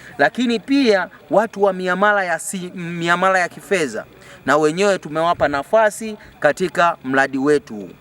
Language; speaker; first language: Swahili; native; Swahili